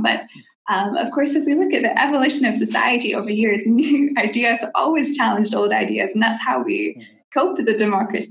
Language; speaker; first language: English; native; English